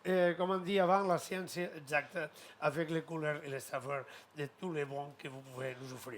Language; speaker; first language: French; non-native, learner; Catalan